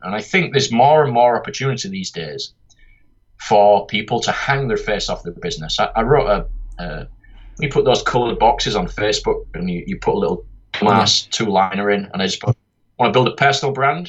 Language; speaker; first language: English; native; English